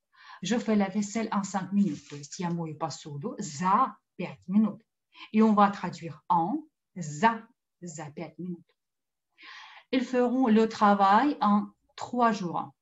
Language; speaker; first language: French; non-native, fluent; Russian